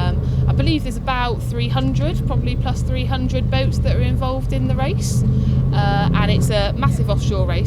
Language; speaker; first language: English; native; English